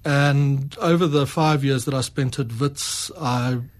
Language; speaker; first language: English; native; English